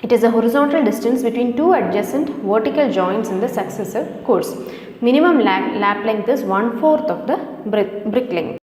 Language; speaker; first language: English; non-native, local second language; Malayalam